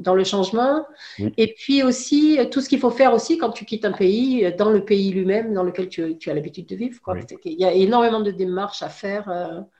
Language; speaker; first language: French; native; French